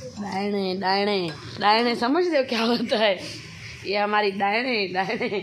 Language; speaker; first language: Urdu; non-native, local second language; Sindhi